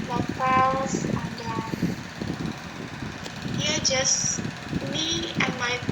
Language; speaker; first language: English; non-native, learner; Indonesian